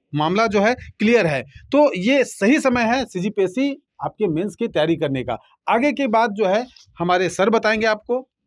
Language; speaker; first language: Hindi; native; Hindi